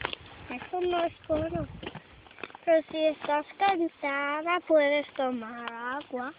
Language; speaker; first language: Spanish; early bilingual, heritage; Spanish